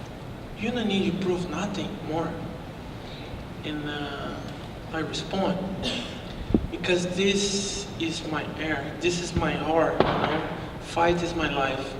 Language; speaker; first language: English; non-native, learner; Portuguese